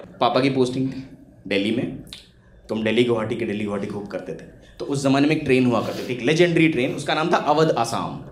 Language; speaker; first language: Hindi; non-native, local second language; Bangla